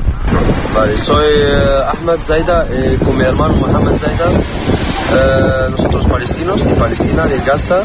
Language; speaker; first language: Spanish; non-native, learner; Arabic